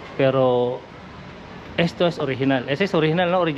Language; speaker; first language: Spanish; non-native, learner; Filipino